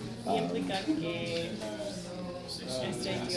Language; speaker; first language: Spanish; non-native, fluent; English